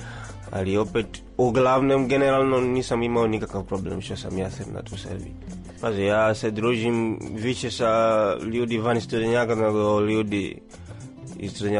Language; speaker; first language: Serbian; non-native, fluent; Swahili